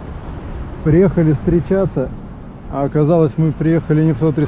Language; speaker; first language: Russian; native; Russian